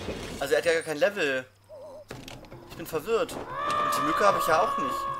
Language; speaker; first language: German; native; German